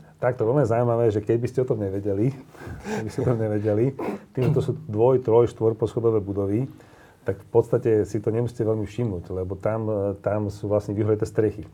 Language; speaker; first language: Slovak; native; Slovak